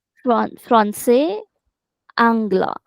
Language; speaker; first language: French; non-native, learner; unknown